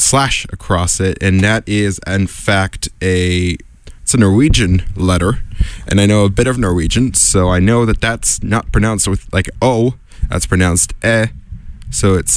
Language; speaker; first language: English; native; English